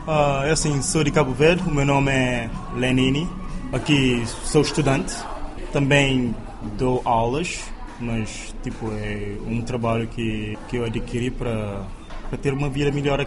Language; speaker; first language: Portuguese; non-native, local second language; Kabuverdianu